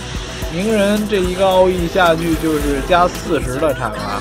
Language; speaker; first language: Chinese; native; Chinese